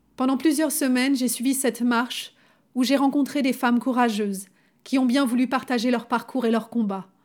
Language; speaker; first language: French; native; French